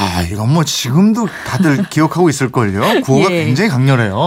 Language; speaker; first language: Korean; native; Korean